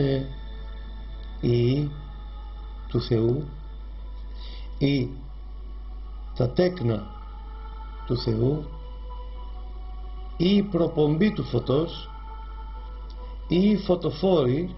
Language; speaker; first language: Greek; native; Greek